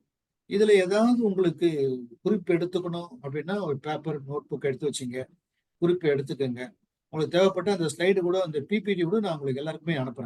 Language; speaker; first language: Tamil; native; Tamil